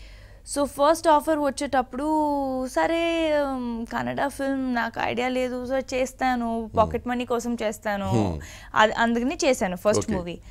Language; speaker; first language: Telugu; non-native, local second language; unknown